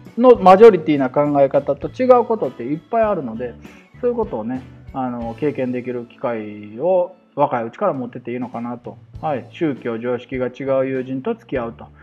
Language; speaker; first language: Japanese; native; Japanese